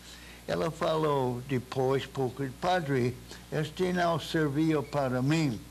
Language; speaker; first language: Portuguese; non-native, fluent; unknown